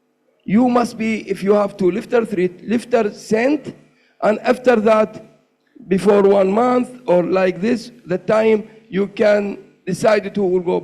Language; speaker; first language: English; non-native, learner; Arabic